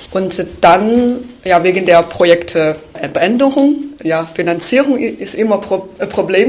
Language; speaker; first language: German; non-native, fluent; Chinese